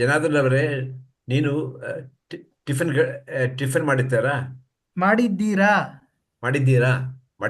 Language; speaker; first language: Kannada; non-native, learner; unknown